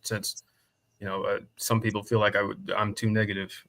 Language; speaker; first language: English; native; English